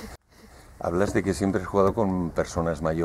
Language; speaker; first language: Spanish; native; Spanish